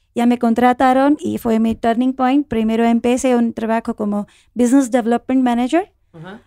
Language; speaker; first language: Spanish; non-native, fluent; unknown